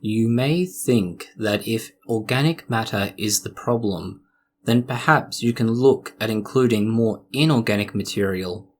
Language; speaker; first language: English; native; English